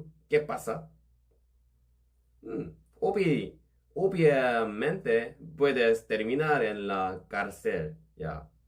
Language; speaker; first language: Spanish; non-native, learner; Korean